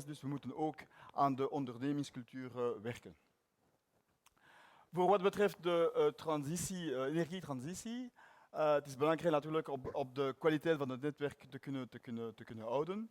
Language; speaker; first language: Dutch; non-native, learner; French